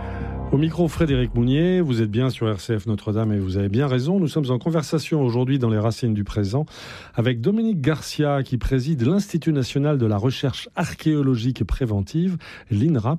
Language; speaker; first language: French; native; French